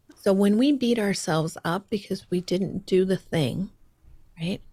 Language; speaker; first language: English; early bilingual, heritage; Spanish